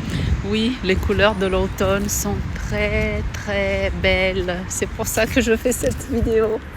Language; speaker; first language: French; non-native, fluent; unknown